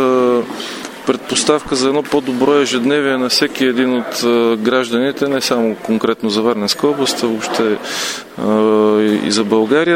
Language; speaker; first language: Bulgarian; native; Bulgarian